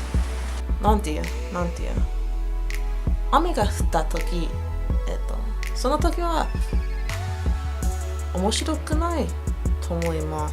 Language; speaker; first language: Japanese; non-native, learner; English